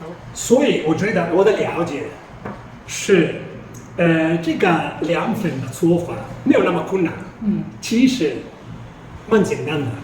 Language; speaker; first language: Chinese; non-native, fluent; Italian